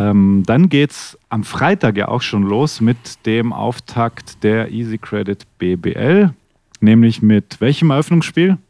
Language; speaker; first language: German; native; German